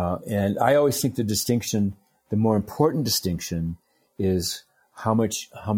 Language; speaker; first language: English; native; English